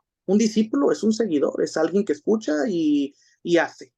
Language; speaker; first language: Spanish; native; Spanish